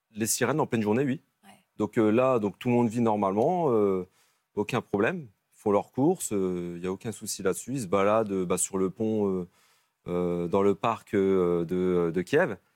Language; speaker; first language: French; native; French